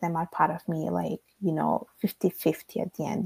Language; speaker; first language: English; non-native, fluent; Italian